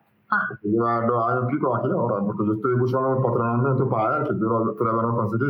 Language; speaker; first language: Spanish; non-native, learner; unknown